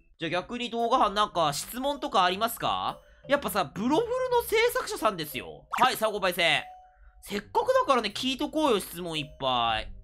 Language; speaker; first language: Japanese; native; Japanese